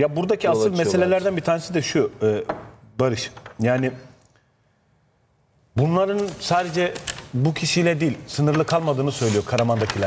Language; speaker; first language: Turkish; native; Turkish